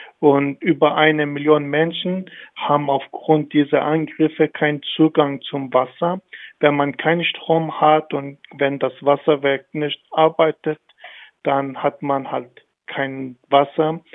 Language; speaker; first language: German; non-native, fluent; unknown